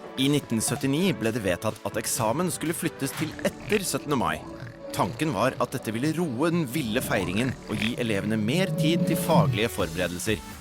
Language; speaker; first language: Norwegian; native; Norwegian